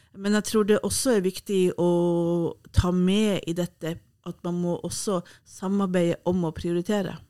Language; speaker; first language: Norwegian; native; Norwegian